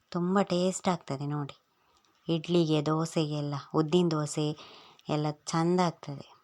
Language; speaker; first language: Kannada; non-native, local second language; Tulu